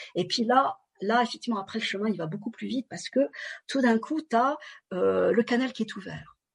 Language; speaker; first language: French; native; French